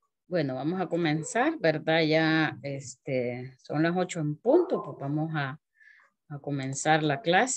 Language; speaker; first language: Spanish; native; Spanish